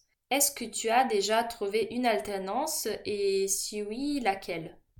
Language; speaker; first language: French; non-native, fluent; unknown